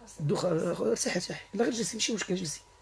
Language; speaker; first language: Arabic; native; Arabic